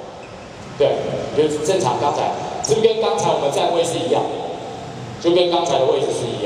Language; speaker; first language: Chinese; native; Chinese